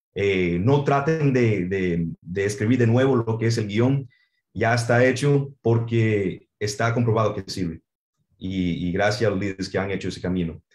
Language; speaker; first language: Spanish; early bilingual, heritage; Spanish